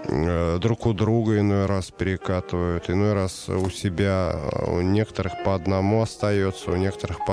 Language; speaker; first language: Russian; native; Russian